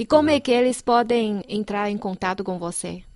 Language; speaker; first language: Portuguese; non-native, fluent; Chinese